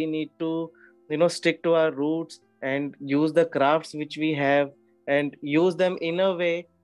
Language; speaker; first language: English; non-native, local second language; Hindi